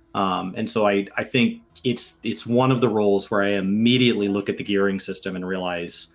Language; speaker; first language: English; native; English